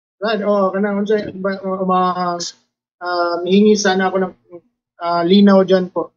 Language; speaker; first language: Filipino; non-native, local second language; Cebuano